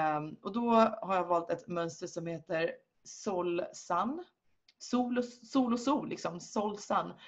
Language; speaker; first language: Swedish; native; Swedish